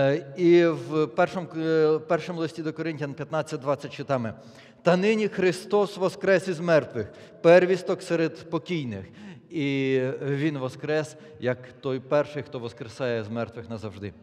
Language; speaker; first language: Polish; non-native, learner; Ukrainian